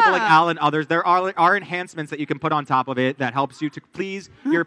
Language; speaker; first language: English; native; English